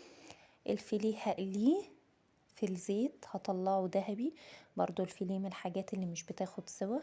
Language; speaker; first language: Arabic; native; Arabic